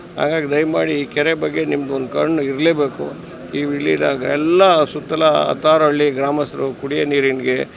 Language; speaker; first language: Kannada; native; Kannada